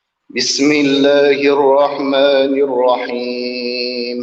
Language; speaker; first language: Arabic; native; Arabic